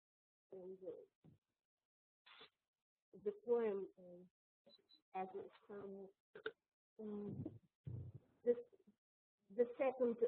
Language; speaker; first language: English; non-native, learner; Russian